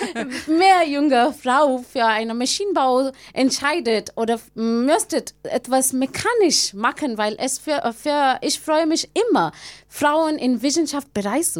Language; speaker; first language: German; non-native, learner; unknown